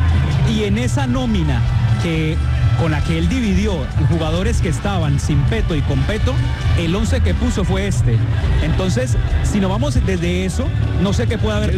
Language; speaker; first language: Spanish; native; Spanish